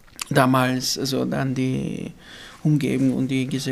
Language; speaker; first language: German; non-native, fluent; Bulgarian